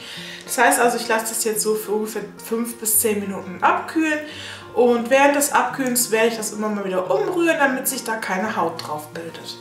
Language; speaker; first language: German; native; German